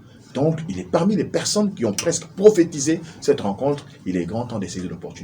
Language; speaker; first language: French; non-native, local second language; Lingala